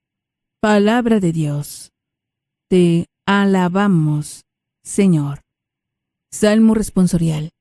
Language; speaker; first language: Spanish; native; Spanish